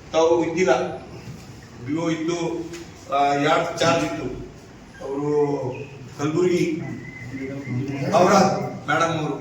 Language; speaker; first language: Kannada; non-native, local second language; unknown